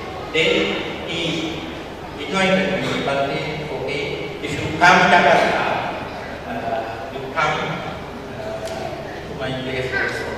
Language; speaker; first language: English; non-native, learner; Sinhala